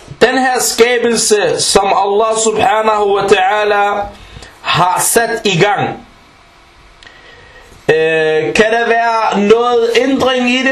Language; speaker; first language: Danish; early bilingual, other home language; Arabic